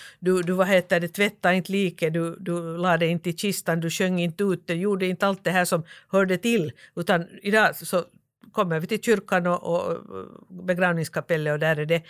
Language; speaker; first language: Swedish; native; Swedish